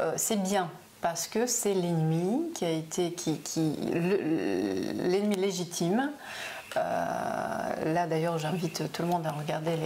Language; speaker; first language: French; non-native, fluent; Russian